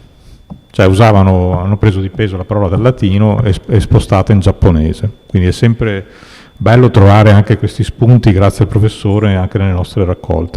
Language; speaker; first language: Italian; native; Italian